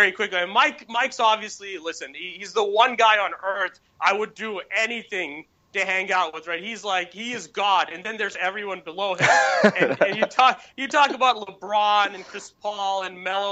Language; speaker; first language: English; native; English